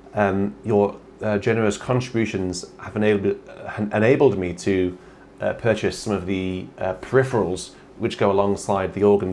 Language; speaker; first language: English; native; English